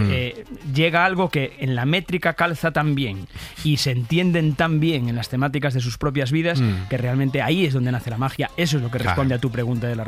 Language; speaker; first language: Spanish; native; Spanish